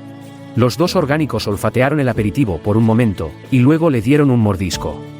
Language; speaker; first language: Spanish; native; Spanish